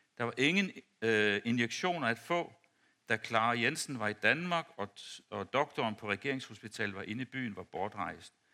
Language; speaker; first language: Danish; native; Danish